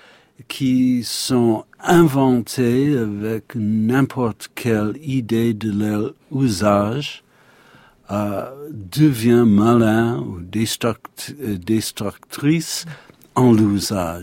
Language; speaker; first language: French; non-native, learner; English